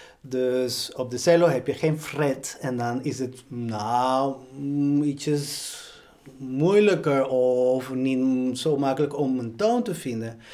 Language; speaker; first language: Dutch; non-native, fluent; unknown